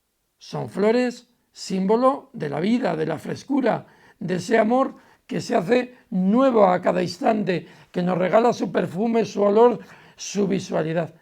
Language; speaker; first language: Spanish; native; Spanish